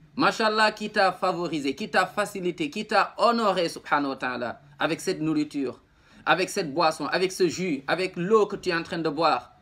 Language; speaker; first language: French; non-native, local second language; Wolof